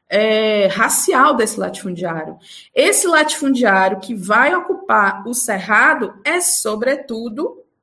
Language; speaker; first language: Portuguese; native; Portuguese